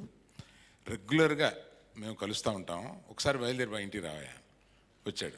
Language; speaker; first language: Telugu; native; Telugu